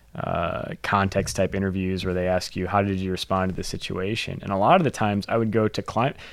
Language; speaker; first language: English; native; English